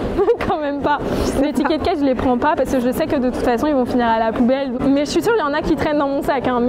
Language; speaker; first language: French; native; French